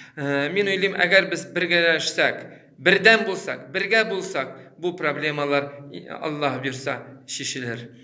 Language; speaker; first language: Tatar; early bilingual, heritage; Tatar